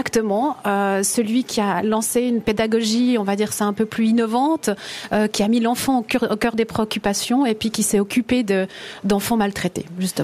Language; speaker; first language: French; native; French